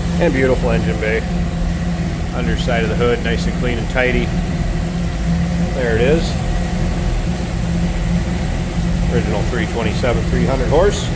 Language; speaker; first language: English; native; English